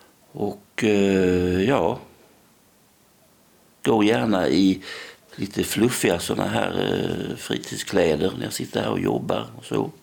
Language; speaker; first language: Swedish; native; Swedish